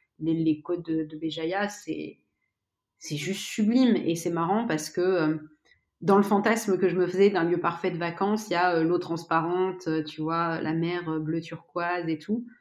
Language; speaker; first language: French; native; French